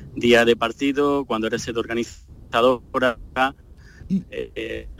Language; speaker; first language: Spanish; native; Spanish